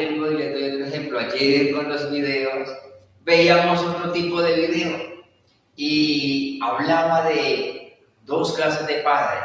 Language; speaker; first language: Spanish; native; Spanish